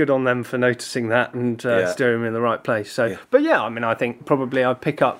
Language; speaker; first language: English; native; English